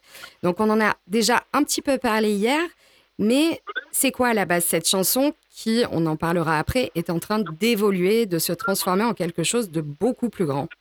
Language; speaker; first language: French; native; French